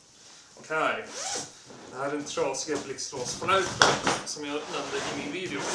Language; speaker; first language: Swedish; non-native, local second language; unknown